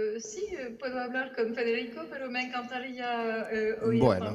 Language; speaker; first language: Spanish; non-native, fluent; French